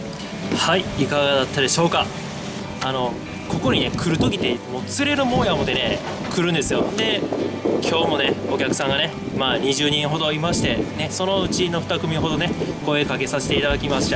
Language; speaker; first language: Japanese; native; Japanese